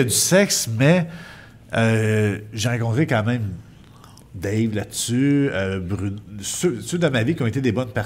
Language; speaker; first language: French; native; French